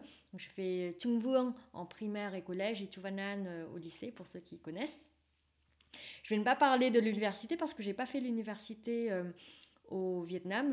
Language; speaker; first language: French; non-native, fluent; Vietnamese